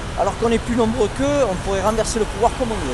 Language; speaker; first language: French; native; French